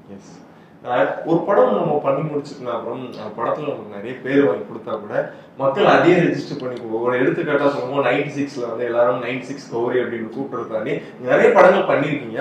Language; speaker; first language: Tamil; native; Tamil